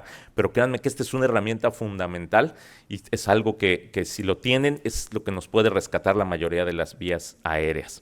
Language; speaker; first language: Spanish; native; Spanish